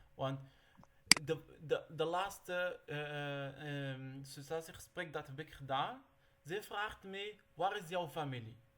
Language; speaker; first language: Dutch; non-native, learner; Arabic